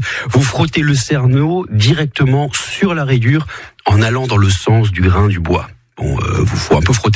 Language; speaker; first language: French; native; French